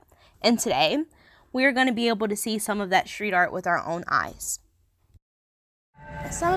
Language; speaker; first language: English; native; English